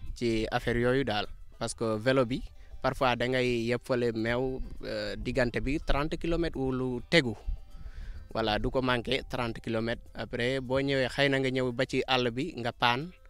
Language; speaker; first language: Wolof; non-native, local second language; Fula